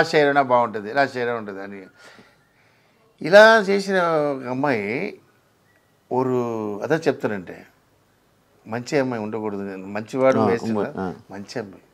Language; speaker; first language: Telugu; non-native, local second language; Tamil